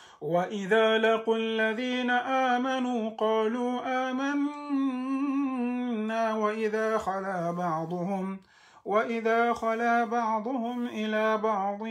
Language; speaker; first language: Arabic; non-native, fluent; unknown